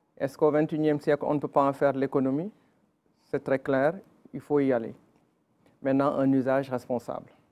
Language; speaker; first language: French; non-native, local second language; Wolof